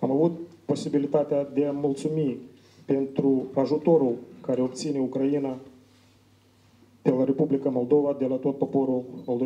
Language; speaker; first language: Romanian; non-native, learner; Ukrainian